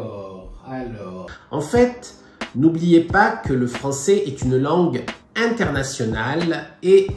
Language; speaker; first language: French; non-native, fluent; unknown